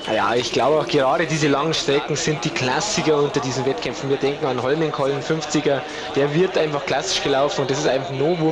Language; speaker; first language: German; native; German